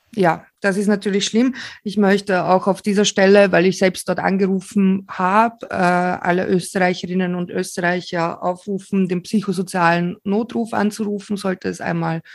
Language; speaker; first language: German; early bilingual, other home language; Slovak